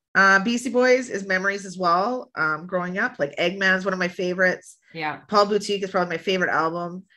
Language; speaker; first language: English; native; English